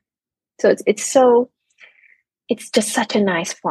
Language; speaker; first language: English; non-native, local second language; Cantonese